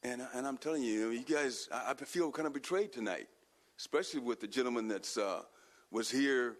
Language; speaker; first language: English; native; English